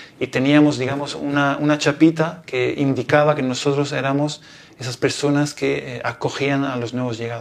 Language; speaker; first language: Spanish; non-native, fluent; Italian